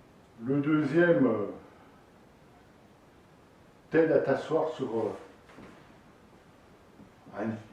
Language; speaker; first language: French; native; French